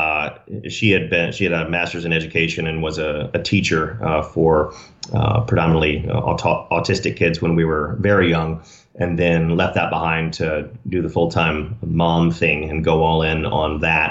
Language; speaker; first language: English; native; English